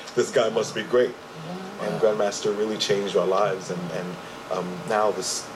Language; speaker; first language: English; native; English